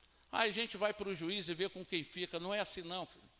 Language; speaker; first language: Portuguese; native; Portuguese